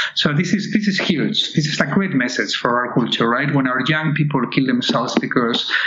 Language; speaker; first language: English; non-native, fluent; Spanish